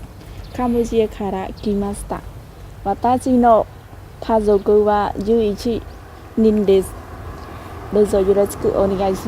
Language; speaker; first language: Japanese; non-native, learner; Khmer